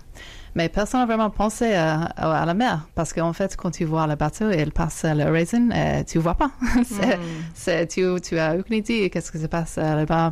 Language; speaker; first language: French; non-native, fluent; English